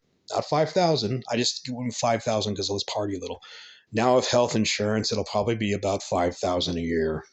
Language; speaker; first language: English; native; English